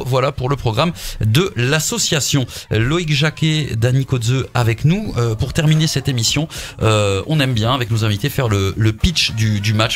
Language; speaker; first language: French; native; French